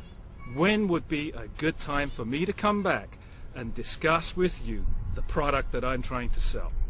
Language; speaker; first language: English; native; English